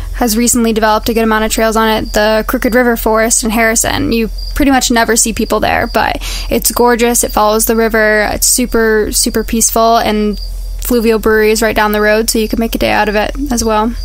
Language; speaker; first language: English; native; English